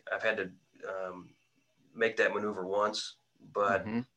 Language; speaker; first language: English; native; English